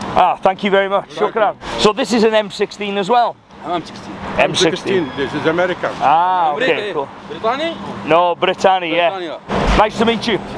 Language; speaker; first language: English; native; English